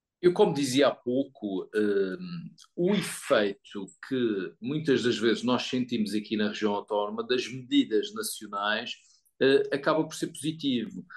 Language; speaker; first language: Portuguese; native; Portuguese